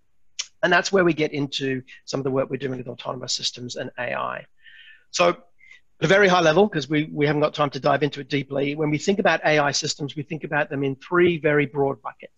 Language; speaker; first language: English; native; English